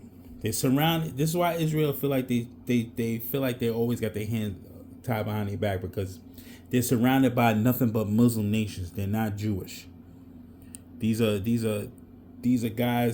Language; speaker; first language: English; native; English